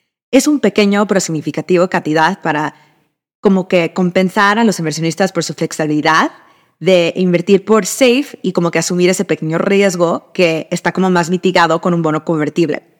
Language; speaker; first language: Spanish; native; Spanish